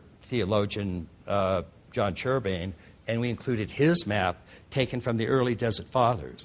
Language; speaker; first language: English; native; English